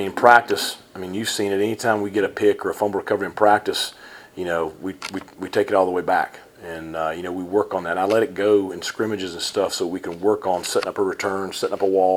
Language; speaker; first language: English; native; English